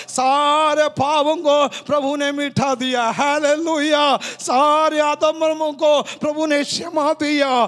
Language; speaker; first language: Hindi; non-native, local second language; Malayalam